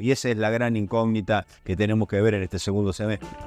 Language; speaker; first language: Spanish; native; Spanish